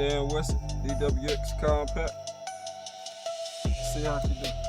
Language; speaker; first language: English; native; English